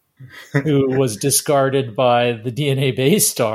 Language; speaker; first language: English; native; English